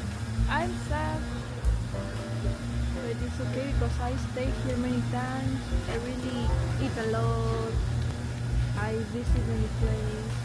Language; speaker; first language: English; non-native, learner; Spanish